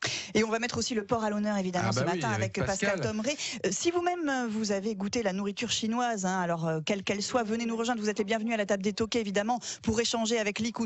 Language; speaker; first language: French; native; French